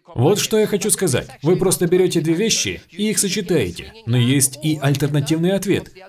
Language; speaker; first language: Russian; non-native, fluent; Swedish